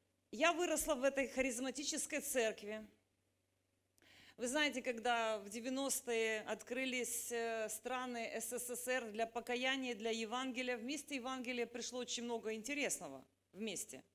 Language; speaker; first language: Russian; native; Russian